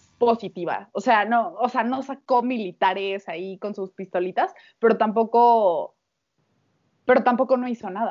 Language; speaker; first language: Spanish; native; Spanish